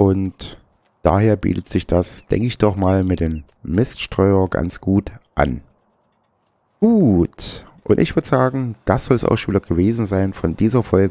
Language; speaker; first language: German; native; German